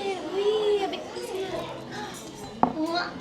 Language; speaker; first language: French; non-native, learner; English